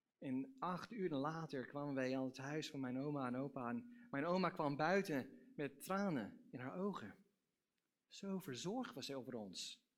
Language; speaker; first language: Dutch; non-native, fluent; English